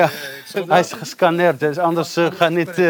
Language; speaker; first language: Dutch; non-native, learner; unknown